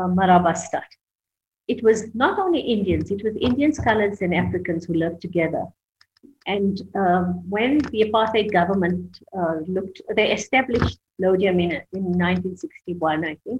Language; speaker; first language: English; native; English